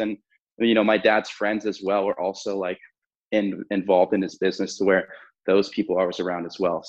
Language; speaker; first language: English; native; English